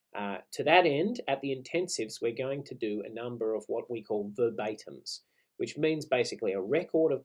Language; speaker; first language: English; native; English